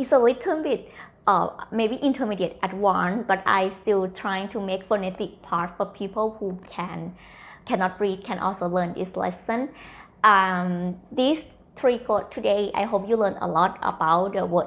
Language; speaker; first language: English; non-native, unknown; Thai